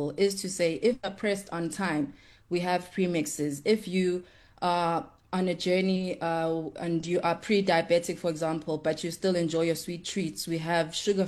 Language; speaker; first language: English; non-native, local second language; Zulu